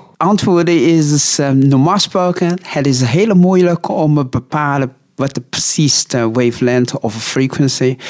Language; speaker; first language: Dutch; non-native, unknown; Chinese